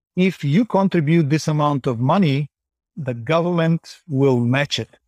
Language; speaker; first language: English; non-native, fluent; Bulgarian